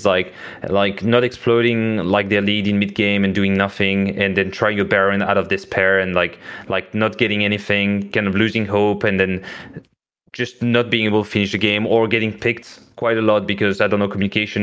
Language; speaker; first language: English; non-native, fluent; French